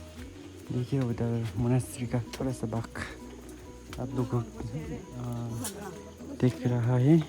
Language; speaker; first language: Hindi; non-native, local second language; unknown